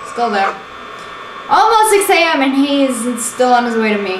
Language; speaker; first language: English; native; English